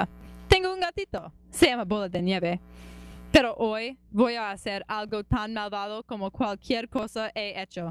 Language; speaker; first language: Spanish; non-native, learner; English